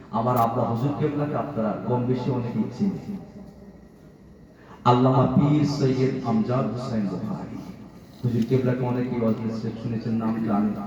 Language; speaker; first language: Bangla; native; Bangla